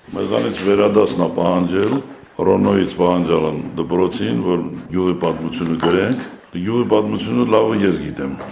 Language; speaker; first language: Armenian; native; Armenian